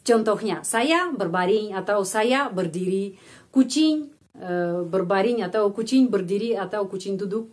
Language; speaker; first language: Indonesian; non-native, fluent; Russian